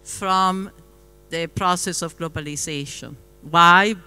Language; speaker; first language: English; non-native, fluent; Italian